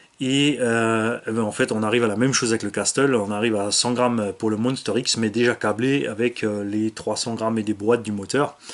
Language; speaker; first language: French; native; French